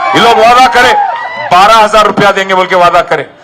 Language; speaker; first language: Hindi; non-native, local second language; Telugu